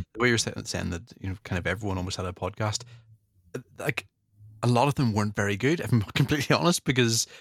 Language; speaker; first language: English; native; English